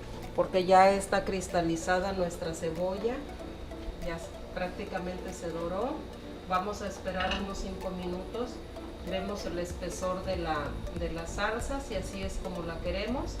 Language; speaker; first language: Spanish; native; Spanish